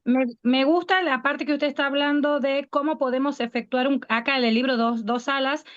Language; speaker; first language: Spanish; native; Spanish